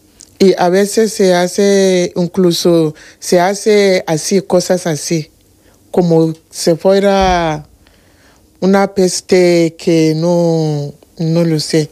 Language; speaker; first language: Spanish; non-native, learner; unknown